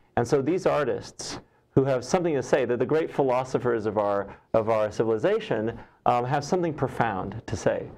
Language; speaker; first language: English; native; English